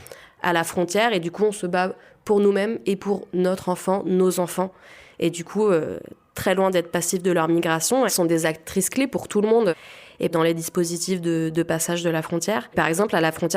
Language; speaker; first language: French; native; French